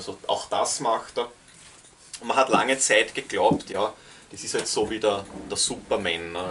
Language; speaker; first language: German; native; German